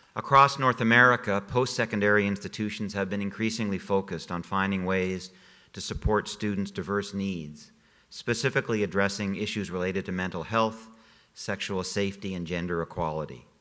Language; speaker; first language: English; native; English